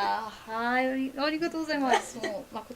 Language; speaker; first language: Japanese; non-native, fluent; Polish